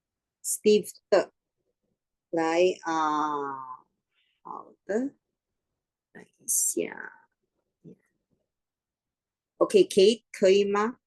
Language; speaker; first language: Chinese; non-native, fluent; Filipino